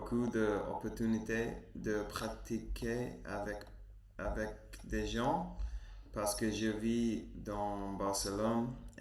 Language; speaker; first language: French; non-native, learner; Spanish